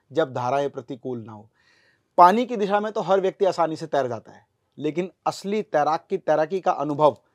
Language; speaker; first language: Hindi; native; Hindi